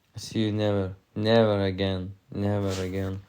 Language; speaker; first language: English; non-native, learner; Lithuanian